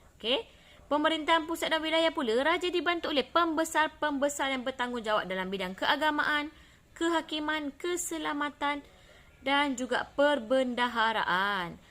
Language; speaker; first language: Malay; native; Malay